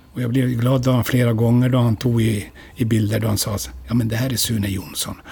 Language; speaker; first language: Swedish; native; Swedish